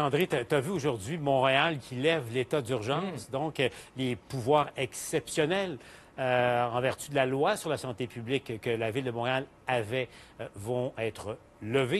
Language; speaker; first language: French; native; French